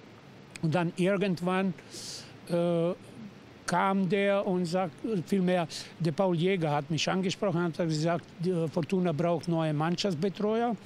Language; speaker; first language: German; non-native, fluent; Serbian